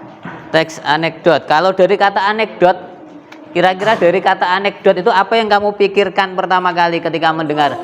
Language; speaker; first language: Indonesian; native; Indonesian